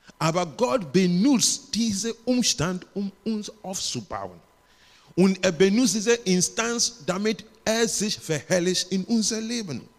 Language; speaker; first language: German; non-native, learner; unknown